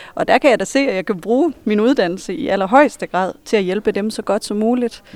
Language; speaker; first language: Danish; native; Danish